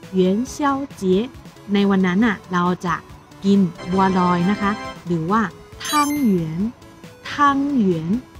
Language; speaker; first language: Thai; non-native, fluent; Chinese